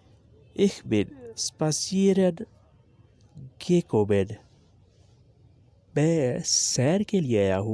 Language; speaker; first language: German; non-native, learner; Urdu